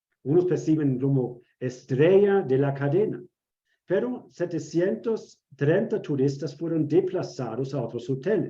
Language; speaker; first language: Spanish; non-native, fluent; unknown